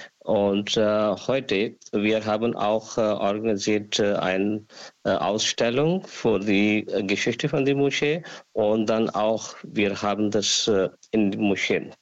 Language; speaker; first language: German; non-native, learner; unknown